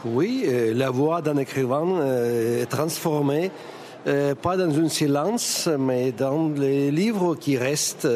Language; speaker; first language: French; non-native, fluent; Russian